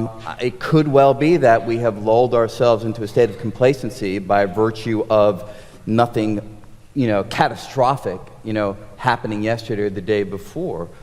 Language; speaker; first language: English; native; English